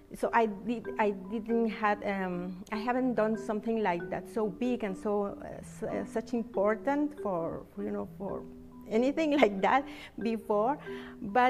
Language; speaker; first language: English; non-native, fluent; Spanish